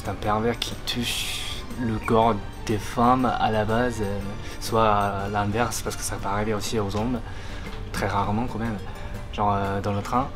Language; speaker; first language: French; non-native, fluent; Japanese